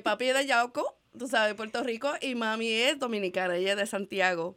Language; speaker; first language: Spanish; early bilingual, heritage; Spanish